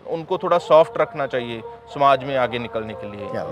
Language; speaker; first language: Hindi; native; Hindi